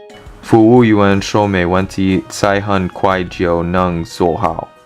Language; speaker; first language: Chinese; non-native, learner; English